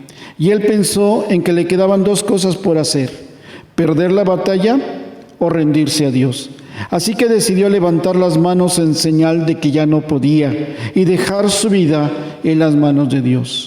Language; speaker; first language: Spanish; native; Spanish